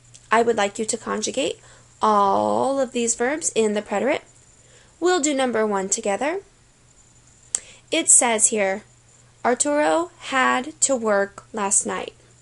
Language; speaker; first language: English; native; English